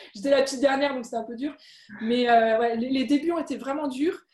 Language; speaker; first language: French; native; French